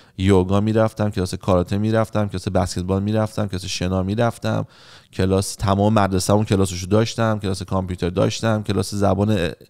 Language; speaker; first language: Persian; native; Persian